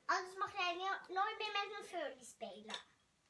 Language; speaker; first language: Dutch; native; Dutch